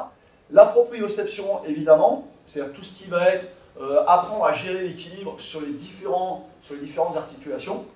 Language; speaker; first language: French; native; French